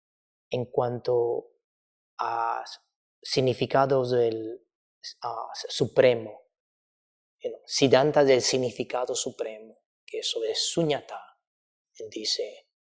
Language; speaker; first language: Spanish; non-native, fluent; Chinese